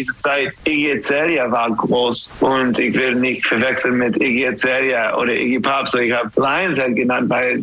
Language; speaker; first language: German; non-native, learner; English